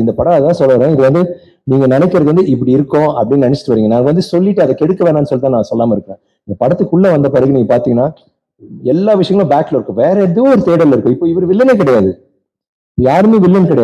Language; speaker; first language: Tamil; native; Tamil